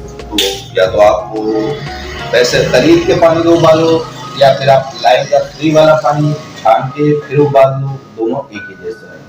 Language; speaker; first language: Urdu; native; Urdu